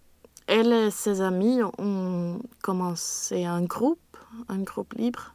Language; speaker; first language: French; non-native, learner; Swedish